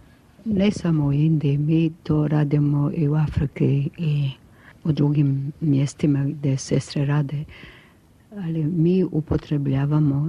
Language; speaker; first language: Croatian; non-native, local second language; Albanian